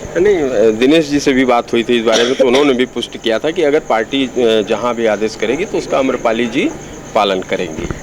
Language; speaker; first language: Hindi; native; Hindi